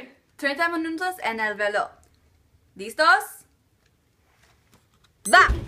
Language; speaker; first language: Spanish; non-native, learner; English